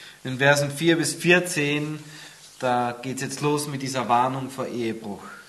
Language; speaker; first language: German; native; German